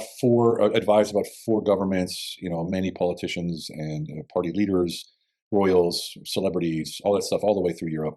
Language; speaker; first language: English; native; English